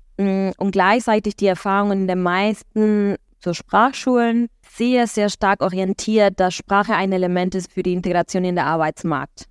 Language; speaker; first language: German; non-native, fluent; Spanish